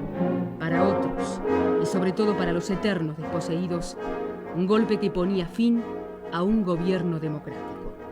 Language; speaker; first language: Spanish; native; Spanish